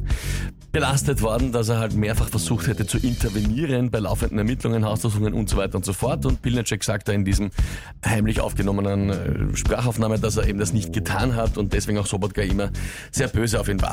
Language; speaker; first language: German; native; German